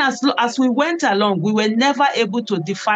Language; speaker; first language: English; non-native, local second language; Hausa